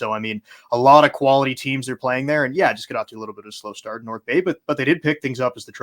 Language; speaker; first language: English; native; English